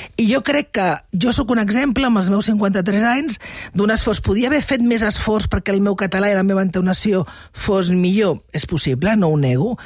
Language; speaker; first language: Catalan; non-native, local second language; Spanish